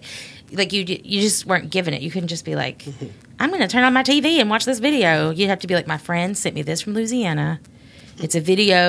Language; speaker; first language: English; native; English